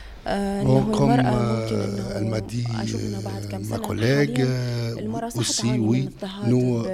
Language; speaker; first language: French; non-native, learner; Arabic